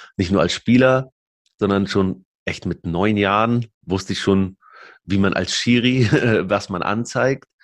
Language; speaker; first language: German; early bilingual, other home language; Arabic